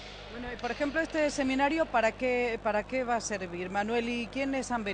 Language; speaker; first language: Spanish; native; Spanish